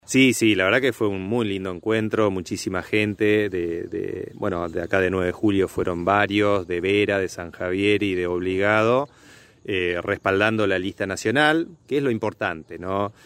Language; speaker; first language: Spanish; native; Spanish